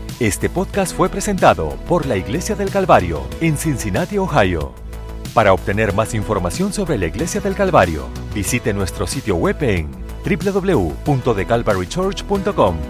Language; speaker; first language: Spanish; non-native, fluent; English